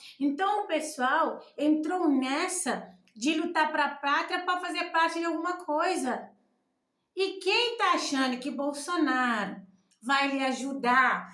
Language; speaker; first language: Portuguese; non-native, local second language; Kabuverdianu